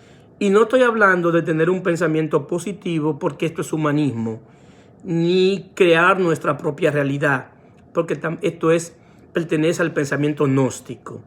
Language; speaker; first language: Spanish; native; Spanish